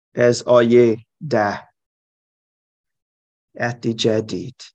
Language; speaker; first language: Persian; non-native, learner; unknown